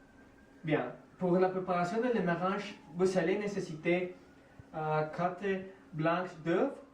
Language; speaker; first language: French; non-native, learner; Spanish